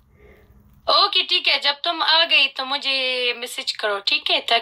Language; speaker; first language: Hindi; non-native, fluent; Pashto